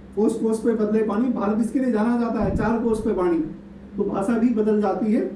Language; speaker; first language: Hindi; native; Hindi